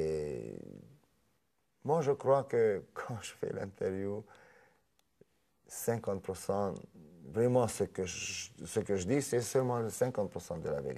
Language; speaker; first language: French; non-native, fluent; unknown